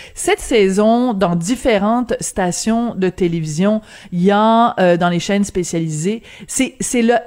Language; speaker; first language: French; native; French